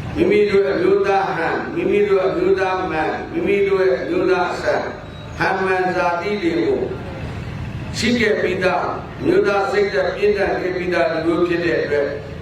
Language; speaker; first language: Burmese; non-native, local second language; Pa'o Karen